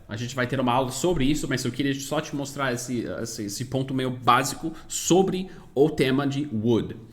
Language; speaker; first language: Portuguese; non-native, fluent; English